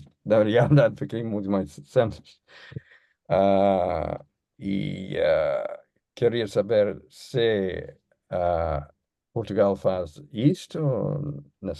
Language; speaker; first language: Portuguese; non-native, learner; English